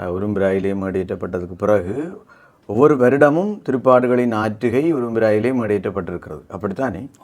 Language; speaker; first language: Tamil; native; Tamil